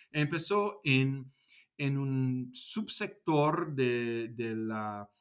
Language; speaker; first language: Spanish; non-native, fluent; English